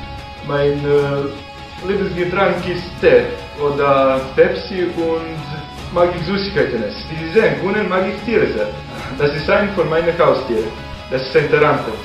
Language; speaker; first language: German; non-native, learner; Serbian